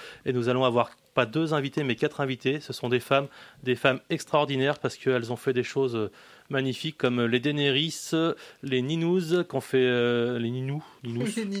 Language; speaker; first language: French; native; French